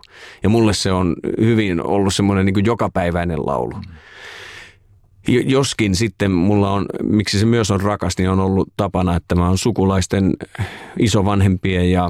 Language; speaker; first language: Finnish; native; Finnish